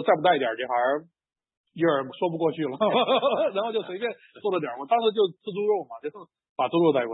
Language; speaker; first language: Chinese; native; Chinese